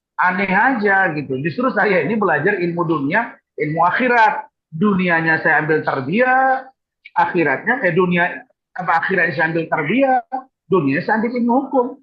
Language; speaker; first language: Indonesian; native; Indonesian